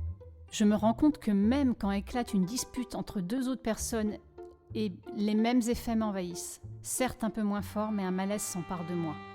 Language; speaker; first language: French; native; French